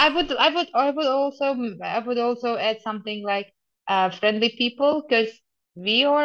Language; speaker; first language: English; non-native, fluent; Tajik